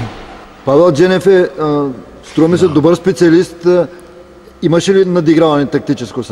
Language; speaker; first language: Bulgarian; native; Bulgarian